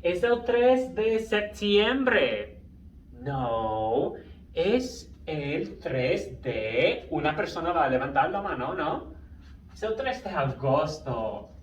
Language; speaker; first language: Spanish; non-native, fluent; English